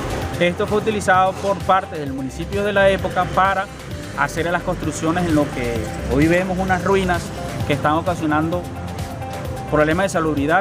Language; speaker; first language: Spanish; native; Spanish